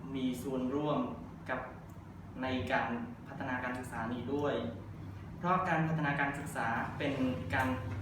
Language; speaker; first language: Thai; non-native, learner; Khmer